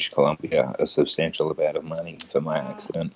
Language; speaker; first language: English; native; English